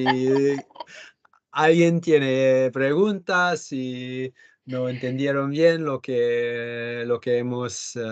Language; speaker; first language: Spanish; early bilingual, heritage; Spanish